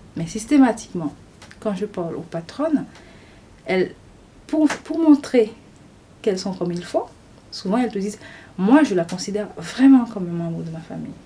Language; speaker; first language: French; non-native, local second language; Haitian Creole